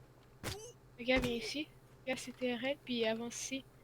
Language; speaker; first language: French; native; French